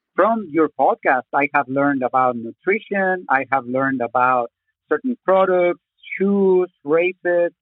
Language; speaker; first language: English; non-native, fluent; Spanish